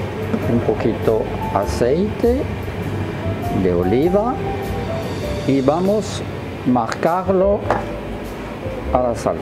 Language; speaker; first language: Spanish; non-native, learner; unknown